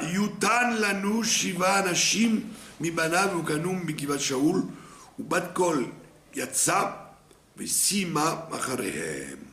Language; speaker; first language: Hebrew; non-native, fluent; French